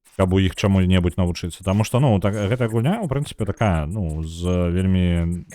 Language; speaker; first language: Belarusian; non-native, local second language; Russian